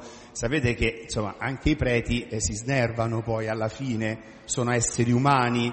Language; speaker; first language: Italian; native; Italian